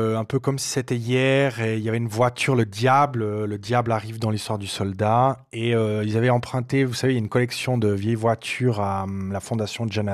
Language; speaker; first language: French; native; French